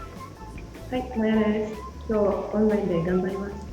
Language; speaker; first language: Japanese; non-native, learner; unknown